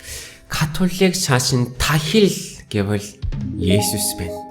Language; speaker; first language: Mongolian; non-native, fluent; Korean